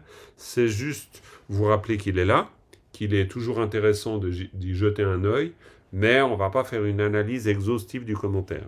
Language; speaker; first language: French; native; French